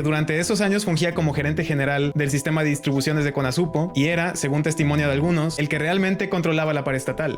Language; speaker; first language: Spanish; native; Spanish